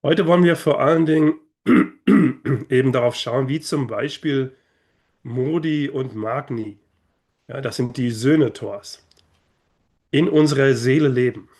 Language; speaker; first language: German; native; German